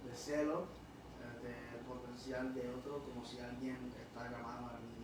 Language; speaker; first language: Spanish; early bilingual, heritage; Spanish